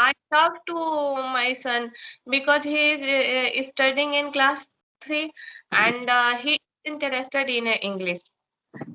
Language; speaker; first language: English; non-native, learner; Hindi